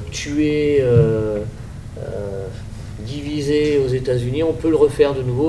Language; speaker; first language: French; native; French